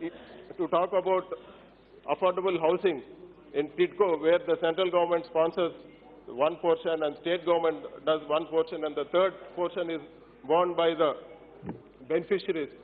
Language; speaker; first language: English; non-native, local second language; Telugu